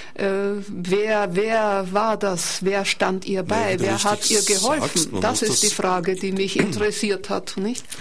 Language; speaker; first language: German; native; German